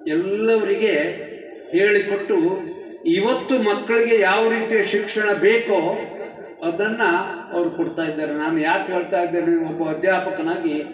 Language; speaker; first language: Kannada; native; Kannada